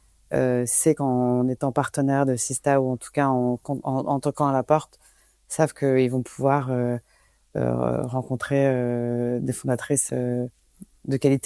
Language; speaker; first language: French; native; French